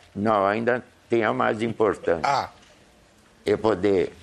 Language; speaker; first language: Portuguese; early bilingual, other home language; Hungarian